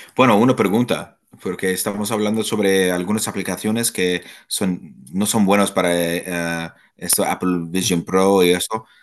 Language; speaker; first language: Spanish; non-native, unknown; English